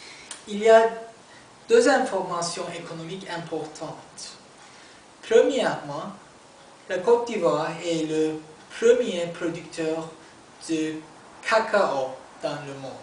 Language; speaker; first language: French; non-native, learner; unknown